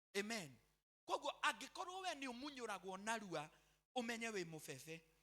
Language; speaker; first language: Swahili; non-native, local second language; Kikuyu